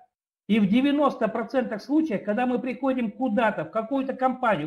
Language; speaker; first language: Russian; native; Russian